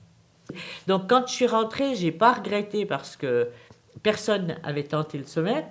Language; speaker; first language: French; native; French